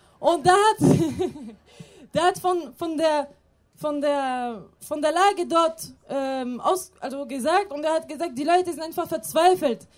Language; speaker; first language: German; non-native, fluent; French